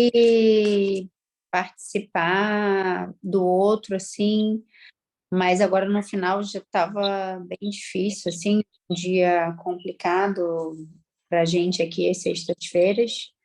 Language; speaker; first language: Portuguese; native; Portuguese